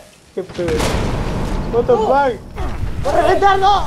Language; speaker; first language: Spanish; native; Spanish